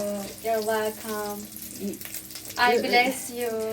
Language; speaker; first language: English; non-native, learner; Turkish